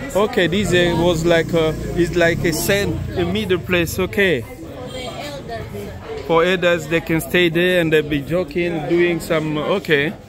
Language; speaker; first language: English; non-native, learner; Lingala